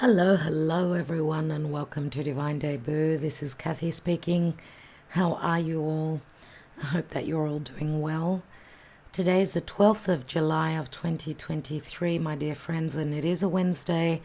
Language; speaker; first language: English; native; English